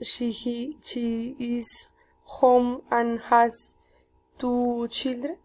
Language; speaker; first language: English; non-native, learner; Spanish